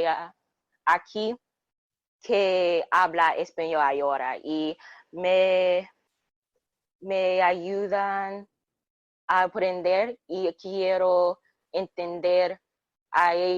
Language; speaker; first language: Spanish; non-native, learner; English